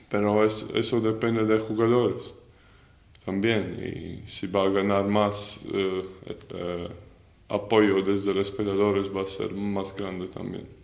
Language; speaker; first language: Spanish; non-native, learner; Latvian